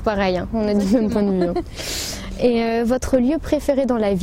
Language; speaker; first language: French; native; French